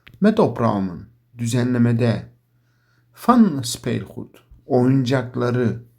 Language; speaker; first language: Dutch; non-native, learner; Turkish